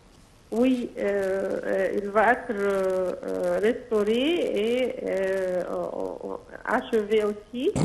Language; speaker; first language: French; non-native, local second language; Arabic